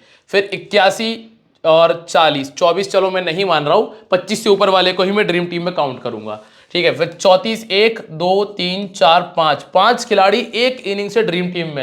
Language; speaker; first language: Hindi; native; Hindi